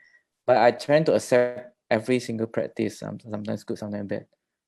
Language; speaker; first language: English; non-native, learner; Indonesian